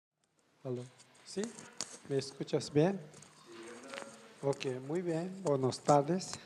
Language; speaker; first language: Spanish; non-native, learner; Tibetan